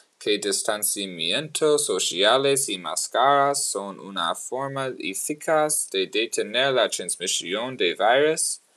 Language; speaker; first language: Spanish; non-native, learner; English